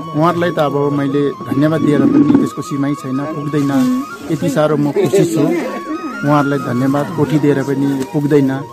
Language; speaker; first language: Nepali; native; Nepali